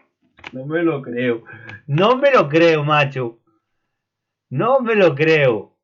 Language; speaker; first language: Spanish; native; Spanish